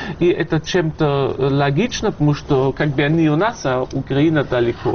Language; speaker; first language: Russian; non-native, fluent; German